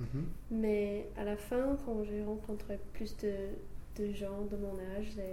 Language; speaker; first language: French; non-native, fluent; English